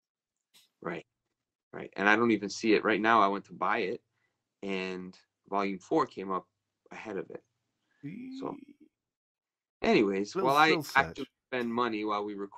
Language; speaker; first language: English; native; English